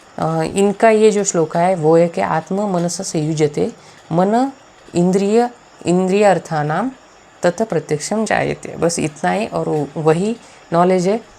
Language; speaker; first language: Hindi; non-native, local second language; Marathi